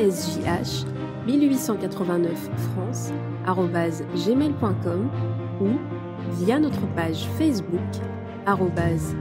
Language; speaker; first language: French; native; French